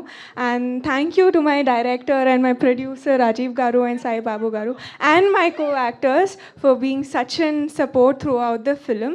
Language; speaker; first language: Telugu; non-native, learner; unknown